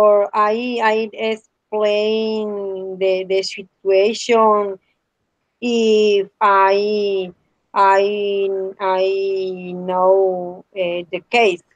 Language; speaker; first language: English; non-native, learner; Spanish